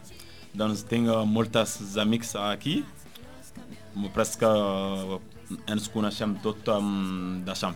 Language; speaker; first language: Catalan; non-native, learner; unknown